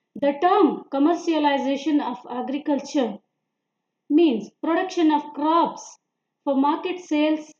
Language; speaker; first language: English; non-native, local second language; Kannada